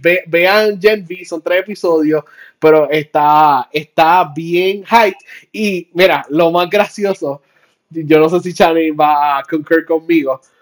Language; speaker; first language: Spanish; early bilingual, heritage; Spanish